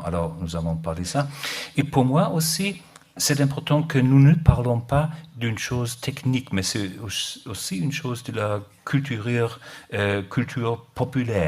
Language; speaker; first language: French; non-native, learner; German